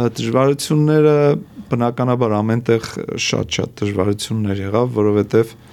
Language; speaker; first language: Armenian; native; Armenian